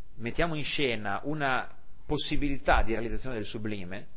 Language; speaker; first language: Italian; native; Italian